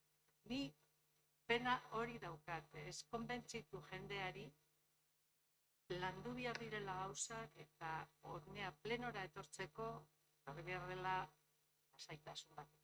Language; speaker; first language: Basque; non-native, local second language; Spanish